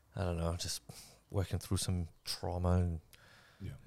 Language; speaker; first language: English; non-native, fluent; German